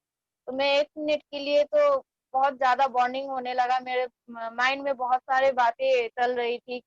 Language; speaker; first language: Hindi; non-native, fluent; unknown